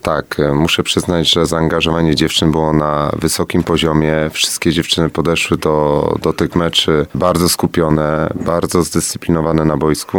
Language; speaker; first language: Polish; native; Polish